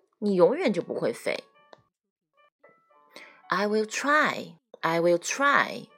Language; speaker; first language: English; non-native, fluent; Chinese